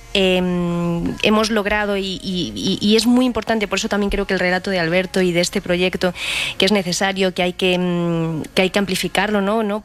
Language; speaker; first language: Spanish; native; Spanish